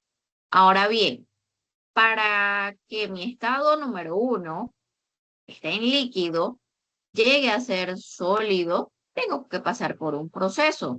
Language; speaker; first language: Spanish; native; Spanish